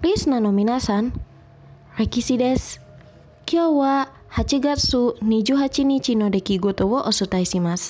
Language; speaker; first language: Japanese; non-native, fluent; Indonesian